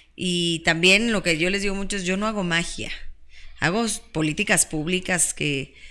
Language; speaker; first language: Spanish; native; Spanish